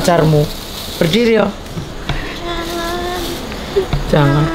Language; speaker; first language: Indonesian; native; Indonesian